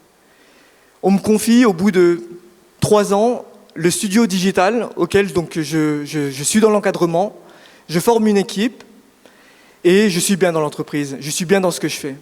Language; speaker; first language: French; native; French